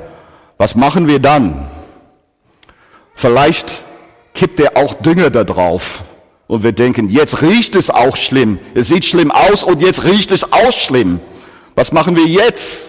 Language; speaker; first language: German; non-native, fluent; English